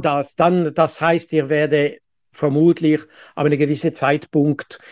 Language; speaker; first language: German; non-native, local second language; French